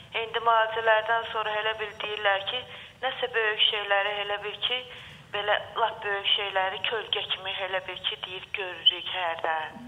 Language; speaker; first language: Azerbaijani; native; Azerbaijani